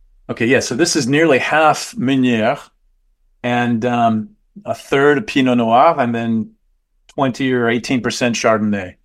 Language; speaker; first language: English; native; English